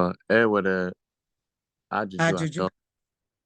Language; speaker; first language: Igbo; early bilingual, heritage; English